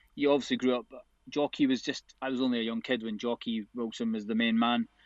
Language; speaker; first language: English; native; English